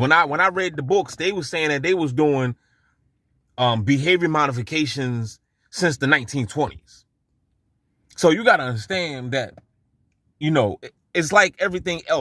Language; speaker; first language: English; native; English